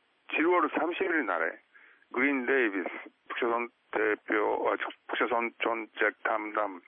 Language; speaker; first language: Korean; non-native, fluent; Japanese